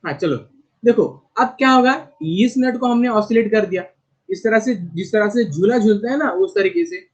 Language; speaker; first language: Hindi; non-native, local second language; Marathi